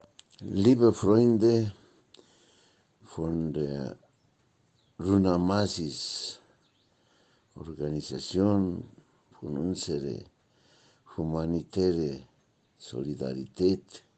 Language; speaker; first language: German; non-native, fluent; Spanish